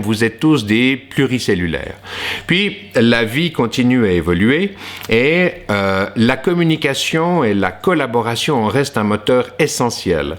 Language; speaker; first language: French; native; French